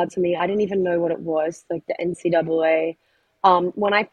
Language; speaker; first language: English; native; English